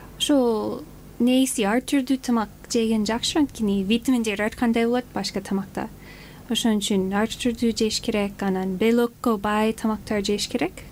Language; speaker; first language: Kyrgyz; non-native, fluent; English